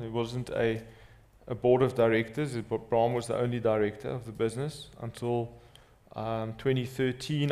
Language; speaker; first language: English; non-native, local second language; Afrikaans